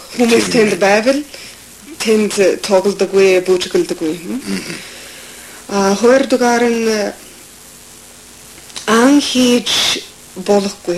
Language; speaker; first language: Mongolian; non-native, fluent; English